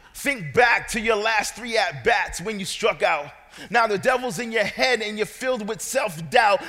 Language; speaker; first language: English; native; English